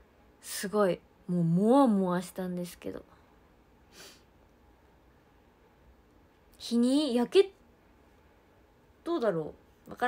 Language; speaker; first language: Japanese; native; Japanese